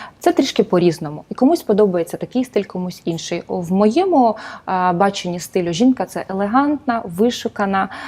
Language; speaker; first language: Ukrainian; native; Ukrainian